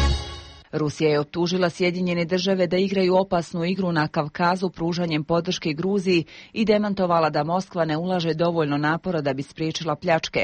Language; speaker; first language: Croatian; native; Croatian